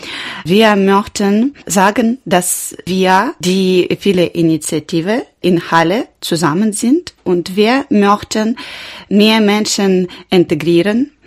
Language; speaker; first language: German; non-native, learner; Ukrainian